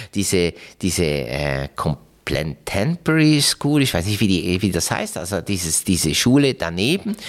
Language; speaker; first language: German; native; German